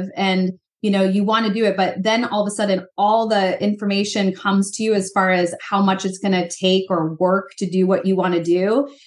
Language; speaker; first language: English; native; English